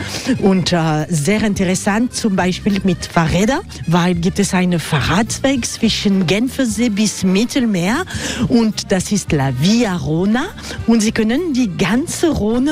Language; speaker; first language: German; non-native, fluent; French